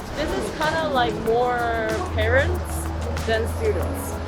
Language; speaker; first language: English; non-native, fluent; Korean